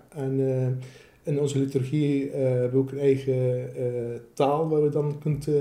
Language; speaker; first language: Dutch; early bilingual, other home language; Arabic